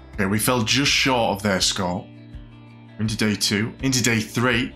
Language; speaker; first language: English; native; English